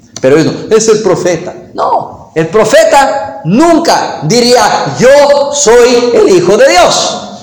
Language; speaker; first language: Spanish; non-native, fluent; English